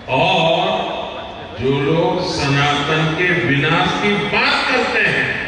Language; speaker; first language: Hindi; non-native, local second language; Gujarati